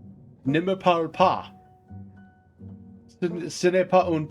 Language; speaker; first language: French; non-native, learner; English